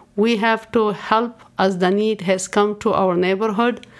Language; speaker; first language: English; non-native, fluent; Persian